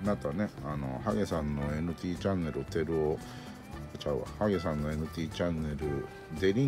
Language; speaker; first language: Japanese; native; Japanese